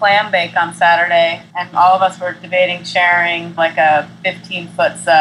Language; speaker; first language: English; native; English